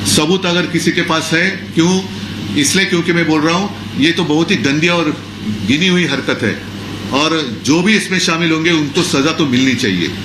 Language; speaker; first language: Hindi; non-native, local second language; Marathi